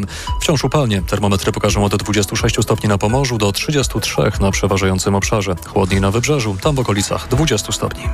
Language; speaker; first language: Polish; native; Polish